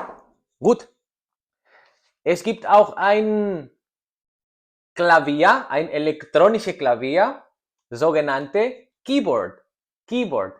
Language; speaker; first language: German; non-native, learner; Spanish